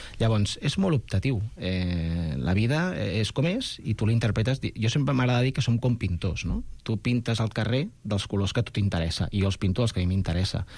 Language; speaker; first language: Catalan; non-native, local second language; Spanish